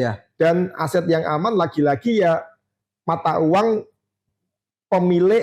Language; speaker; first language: Indonesian; native; Indonesian